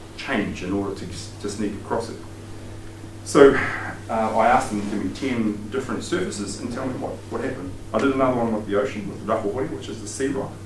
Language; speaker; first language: English; native; English